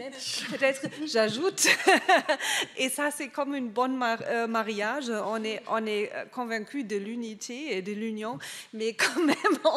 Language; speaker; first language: French; non-native, fluent; German